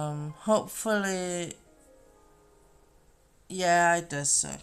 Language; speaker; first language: English; non-native, fluent; Danish